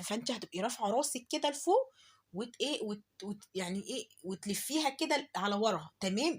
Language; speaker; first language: Arabic; native; Arabic